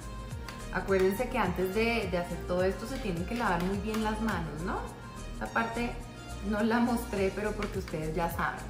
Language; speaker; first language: Spanish; native; Spanish